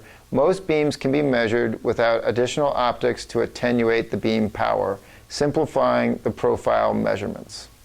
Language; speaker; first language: English; native; English